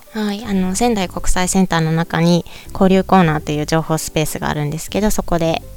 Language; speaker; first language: Japanese; native; Japanese